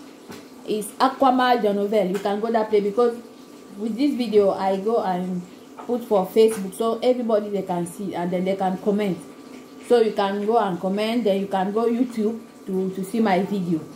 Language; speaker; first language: English; non-native, learner; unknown